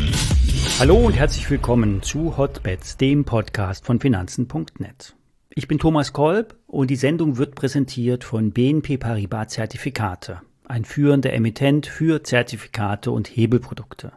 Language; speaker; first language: German; native; German